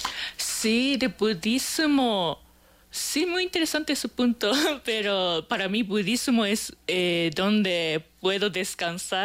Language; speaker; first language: Spanish; non-native, fluent; Japanese